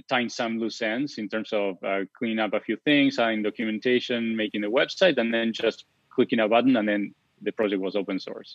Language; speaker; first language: English; non-native, fluent; Spanish